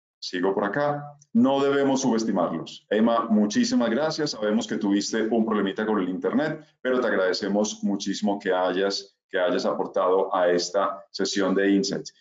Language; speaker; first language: Spanish; native; Spanish